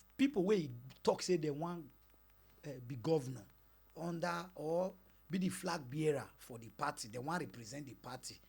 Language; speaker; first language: Nigerian Pidgin; non-native, local second language; Bini